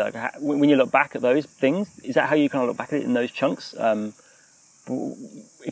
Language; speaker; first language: English; native; English